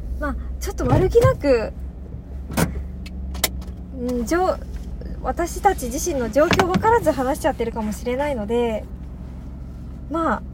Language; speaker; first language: Japanese; native; Japanese